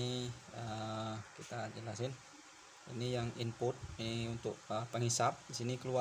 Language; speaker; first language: Indonesian; native; Indonesian